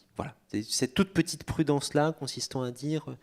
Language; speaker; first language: French; native; French